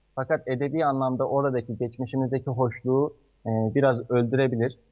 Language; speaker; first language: Turkish; native; Turkish